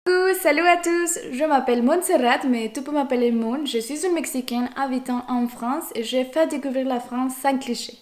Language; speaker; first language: French; non-native, fluent; Spanish